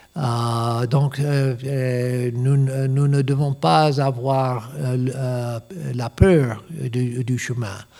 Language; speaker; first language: French; non-native, learner; English